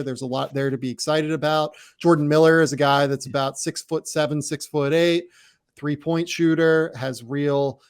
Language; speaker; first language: English; native; English